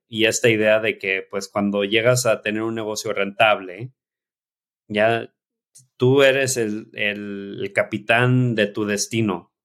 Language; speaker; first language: Spanish; early bilingual, heritage; Spanish